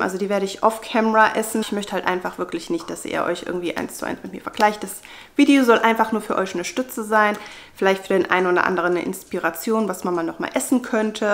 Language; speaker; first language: German; native; German